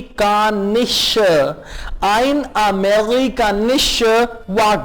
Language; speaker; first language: German; non-native, fluent; Urdu